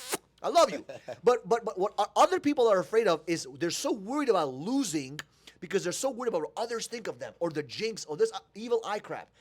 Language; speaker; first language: English; native; English